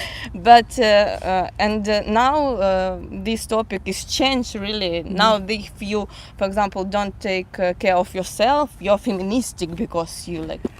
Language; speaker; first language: English; non-native, fluent; Russian